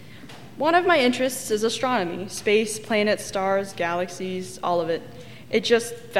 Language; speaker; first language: English; native; English